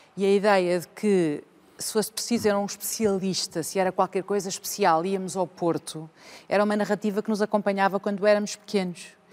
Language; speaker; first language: Portuguese; native; Portuguese